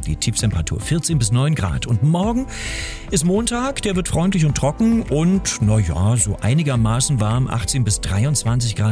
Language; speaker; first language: German; native; German